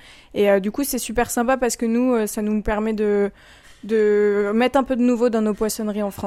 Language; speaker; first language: French; native; French